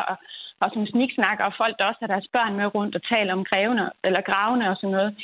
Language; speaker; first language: Danish; native; Danish